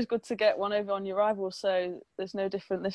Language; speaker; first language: English; native; English